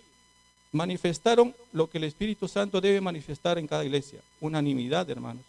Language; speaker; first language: Spanish; native; Spanish